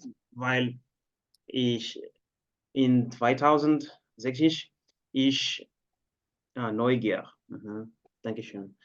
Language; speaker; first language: German; non-native, learner; Portuguese